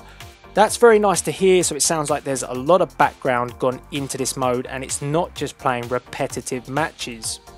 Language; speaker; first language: English; native; English